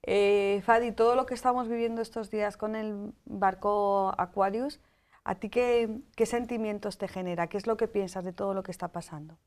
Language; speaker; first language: Spanish; native; Spanish